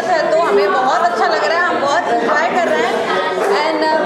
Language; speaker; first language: Hindi; native; Hindi